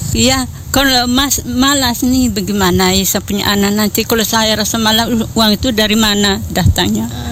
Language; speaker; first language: Indonesian; non-native, local second language; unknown